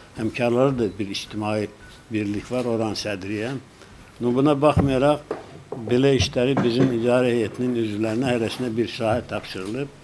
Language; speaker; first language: Azerbaijani; non-native, local second language; Lezghian